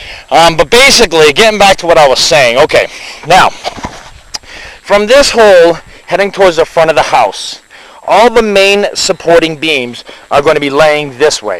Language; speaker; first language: English; native; English